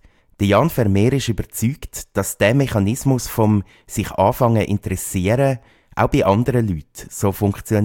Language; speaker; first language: German; native; German